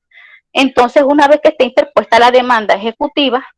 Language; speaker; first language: Spanish; native; Spanish